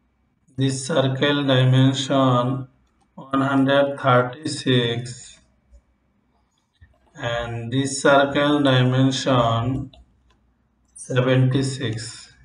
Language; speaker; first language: English; non-native, local second language; Bangla